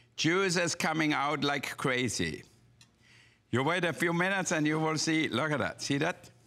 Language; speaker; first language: English; non-native, fluent; German